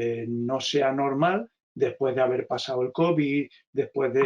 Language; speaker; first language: Spanish; native; Spanish